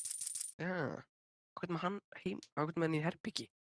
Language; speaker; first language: Icelandic; native; Icelandic